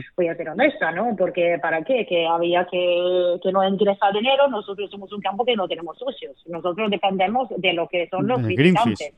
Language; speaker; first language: Spanish; non-native, fluent; Swedish